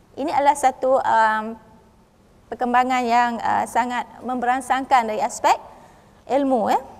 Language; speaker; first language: Malay; native; Malay